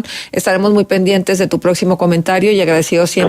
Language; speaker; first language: Spanish; native; Spanish